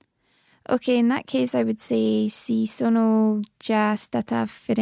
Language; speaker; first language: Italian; non-native, learner; English